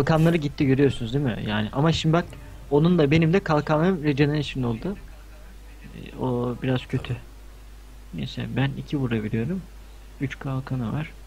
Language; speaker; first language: Turkish; native; Turkish